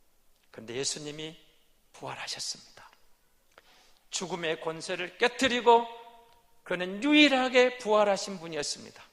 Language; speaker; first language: Korean; native; Korean